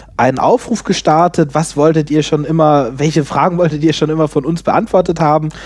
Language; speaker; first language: German; native; German